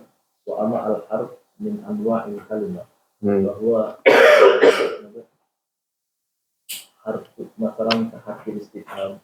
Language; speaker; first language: Arabic; non-native, learner; Indonesian